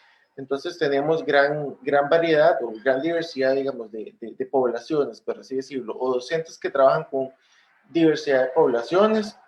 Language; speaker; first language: Spanish; native; Spanish